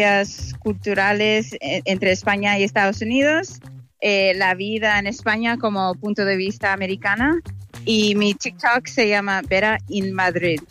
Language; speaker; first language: Spanish; non-native, fluent; English